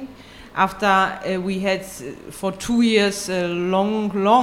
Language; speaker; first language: English; non-native, fluent; German